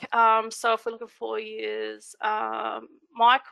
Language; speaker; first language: English; native; English